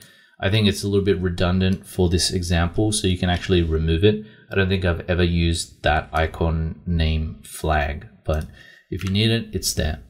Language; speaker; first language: English; native; English